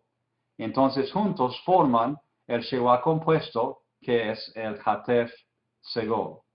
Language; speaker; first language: Spanish; non-native, fluent; English